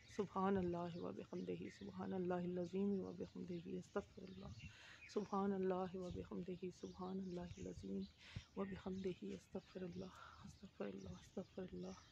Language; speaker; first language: Urdu; native; Urdu